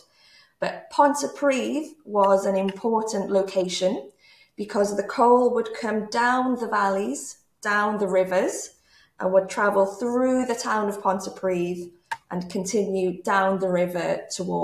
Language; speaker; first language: English; native; English